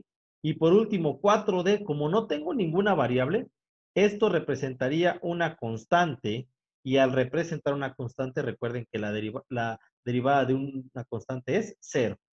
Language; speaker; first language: Spanish; native; Spanish